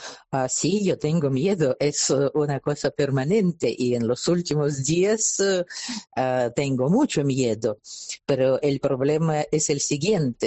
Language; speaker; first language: Spanish; non-native, fluent; Russian